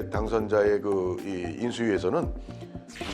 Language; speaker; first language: Korean; native; Korean